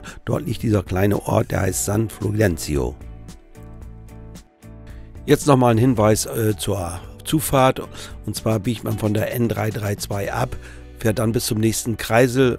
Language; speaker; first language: German; native; German